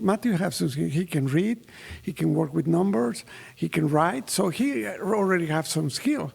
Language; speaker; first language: English; non-native, fluent; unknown